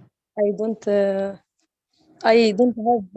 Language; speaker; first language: English; non-native, learner; Arabic